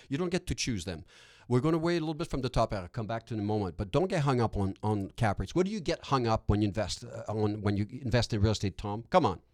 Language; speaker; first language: English; non-native, local second language; French